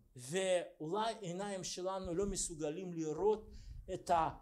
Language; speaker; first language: Hebrew; non-native, fluent; Russian